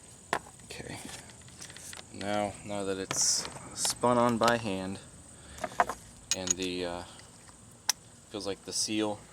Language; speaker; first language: English; native; English